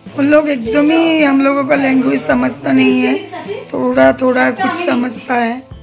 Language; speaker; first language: Hindi; non-native, local second language; Bangla